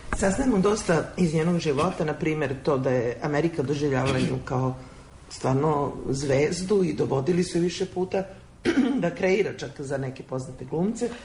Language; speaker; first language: Croatian; native; Croatian